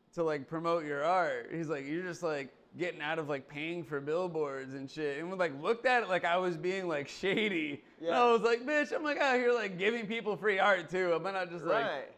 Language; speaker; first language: English; native; English